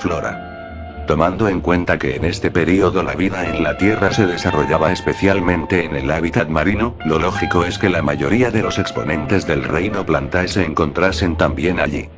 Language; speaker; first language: Spanish; native; Spanish